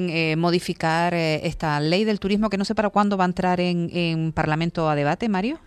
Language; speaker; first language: Spanish; native; Spanish